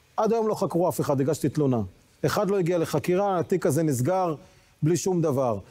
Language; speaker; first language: Hebrew; native; Hebrew